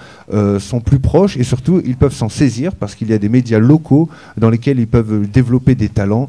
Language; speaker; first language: French; native; French